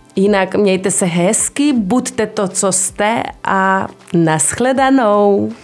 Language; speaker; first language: Czech; non-native, fluent; Slovenian